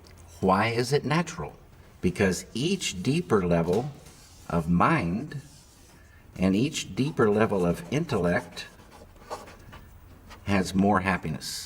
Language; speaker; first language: English; native; English